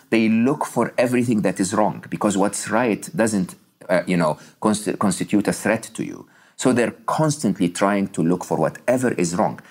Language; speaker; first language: English; non-native, fluent; Arabic